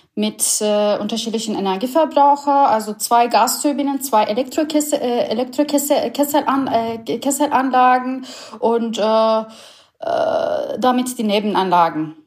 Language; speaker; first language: German; non-native, fluent; Turkish